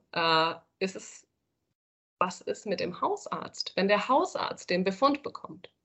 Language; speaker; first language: German; early bilingual, other home language; Spanish